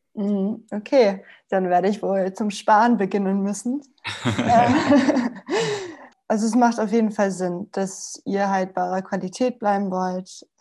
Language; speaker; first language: German; non-native, fluent; Spanish